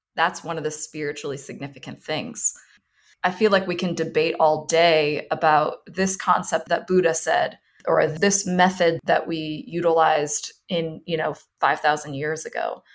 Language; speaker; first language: English; early bilingual, other home language; Chinese